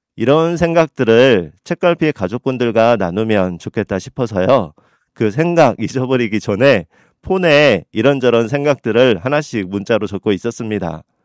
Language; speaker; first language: Korean; native; Korean